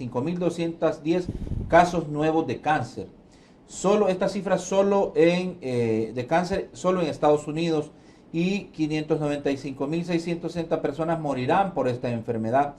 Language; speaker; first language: Spanish; native; Spanish